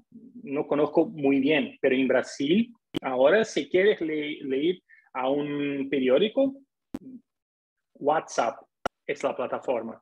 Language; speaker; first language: Spanish; non-native, fluent; Portuguese